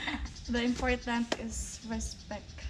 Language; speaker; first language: English; non-native, local second language; Filipino